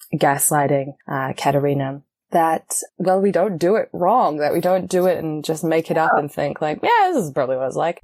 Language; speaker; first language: English; native; English